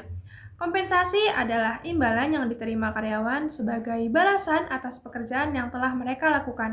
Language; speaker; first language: Indonesian; native; Indonesian